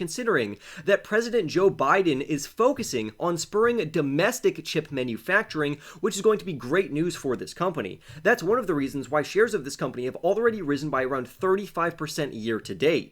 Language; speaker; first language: English; native; English